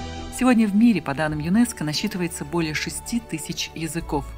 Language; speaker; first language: Russian; non-native, local second language; Chechen